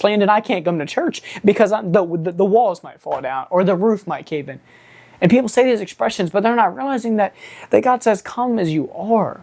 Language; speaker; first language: English; native; English